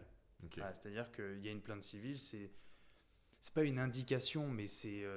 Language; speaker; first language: French; native; French